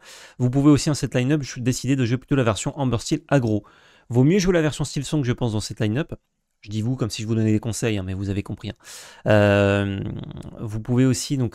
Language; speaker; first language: French; native; French